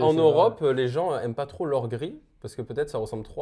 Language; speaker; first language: French; native; French